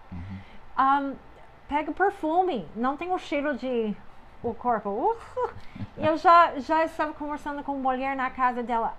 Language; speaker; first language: Portuguese; non-native, fluent; English